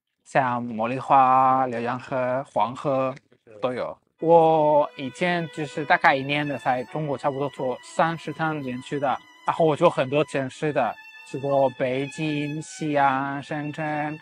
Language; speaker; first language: Chinese; non-native, fluent; Spanish